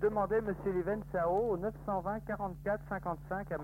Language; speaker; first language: French; native; French